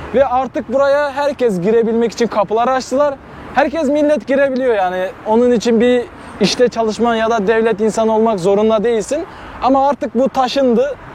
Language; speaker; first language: Turkish; non-native, fluent; Kyrgyz